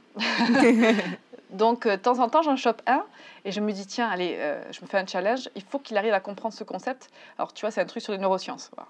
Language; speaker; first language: French; native; French